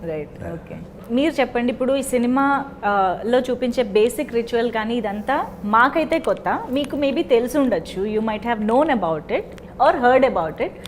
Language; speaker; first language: Telugu; native; Telugu